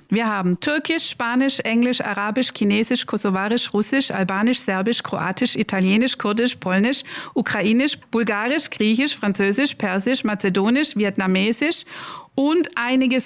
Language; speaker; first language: German; native; German